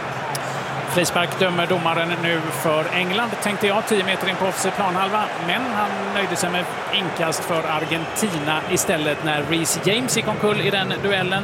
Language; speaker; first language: Swedish; native; Swedish